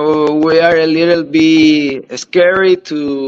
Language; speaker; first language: English; non-native, learner; Spanish